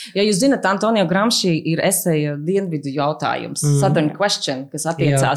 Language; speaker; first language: Latvian; native; Latvian